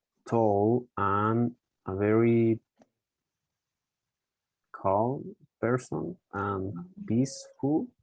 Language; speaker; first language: English; non-native, learner; Spanish